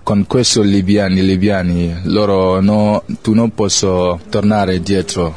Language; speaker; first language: Italian; non-native, learner; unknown